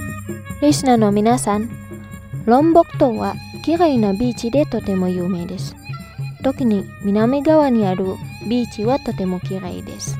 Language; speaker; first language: Japanese; non-native, fluent; Indonesian